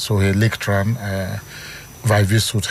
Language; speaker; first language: Dutch; non-native, fluent; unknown